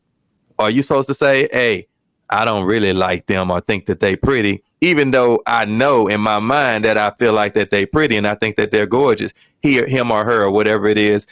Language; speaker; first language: English; native; English